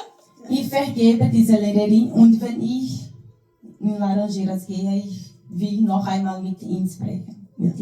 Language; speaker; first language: German; non-native, learner; Portuguese